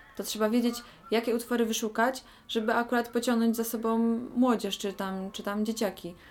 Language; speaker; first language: Polish; native; Polish